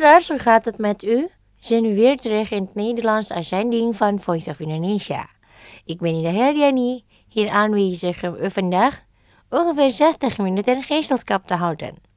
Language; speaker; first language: Dutch; non-native, learner; Indonesian